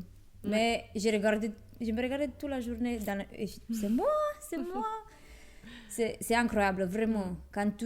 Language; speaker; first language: French; non-native, fluent; Romanian